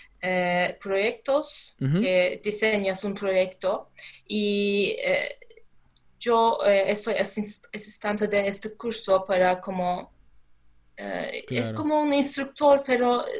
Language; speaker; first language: Spanish; non-native, learner; Turkish